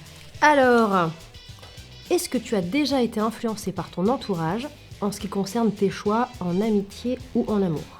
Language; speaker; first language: French; native; French